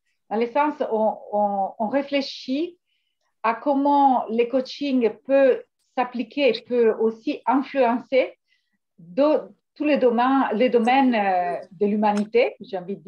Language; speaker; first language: French; non-native, fluent; Italian